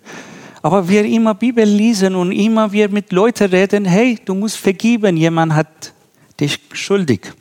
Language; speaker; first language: German; non-native, learner; Persian